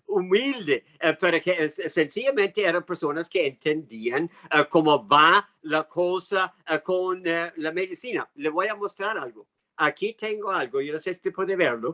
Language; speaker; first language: Spanish; non-native, fluent; English